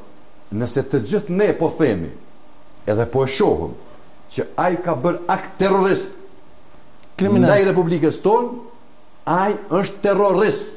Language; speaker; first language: Albanian; native; Albanian